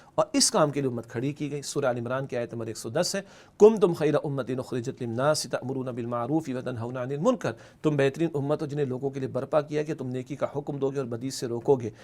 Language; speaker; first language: Urdu; native; Urdu